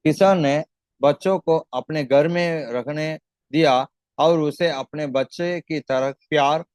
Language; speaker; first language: Hindi; non-native, local second language; Tamil